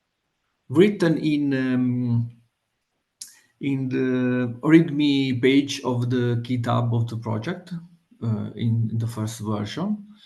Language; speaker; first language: English; non-native, fluent; Italian